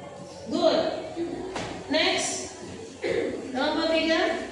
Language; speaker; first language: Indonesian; native; Indonesian